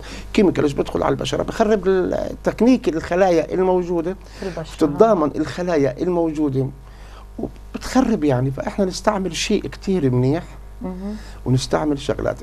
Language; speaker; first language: Arabic; native; Arabic